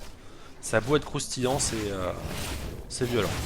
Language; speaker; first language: French; native; French